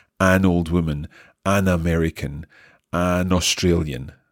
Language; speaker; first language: English; native; English